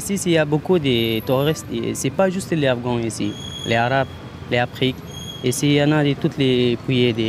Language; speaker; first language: French; non-native, learner; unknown